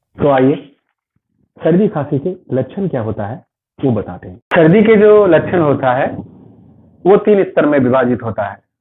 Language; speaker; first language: Hindi; non-native, local second language; Bangla